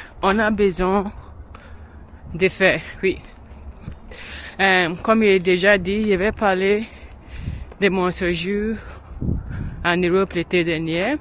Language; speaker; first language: French; non-native, learner; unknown